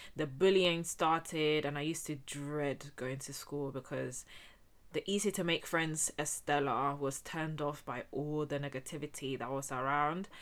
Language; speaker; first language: English; early bilingual, heritage; Spanish